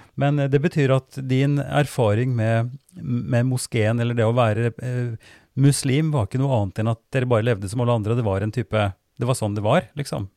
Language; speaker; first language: Norwegian; native; Norwegian